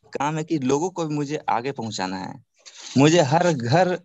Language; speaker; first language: Hindi; native; Hindi